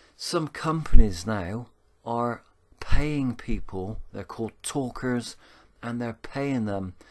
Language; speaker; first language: English; native; English